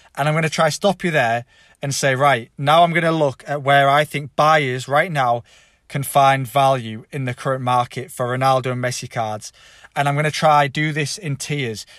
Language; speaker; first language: English; native; English